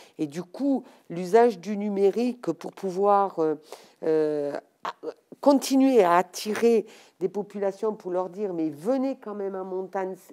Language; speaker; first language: French; native; French